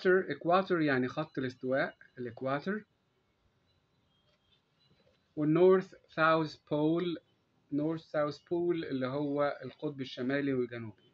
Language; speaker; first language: Arabic; native; Arabic